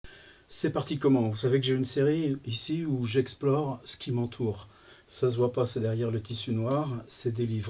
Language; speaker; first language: French; native; French